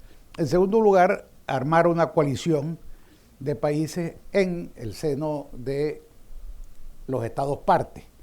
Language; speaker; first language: Spanish; native; Spanish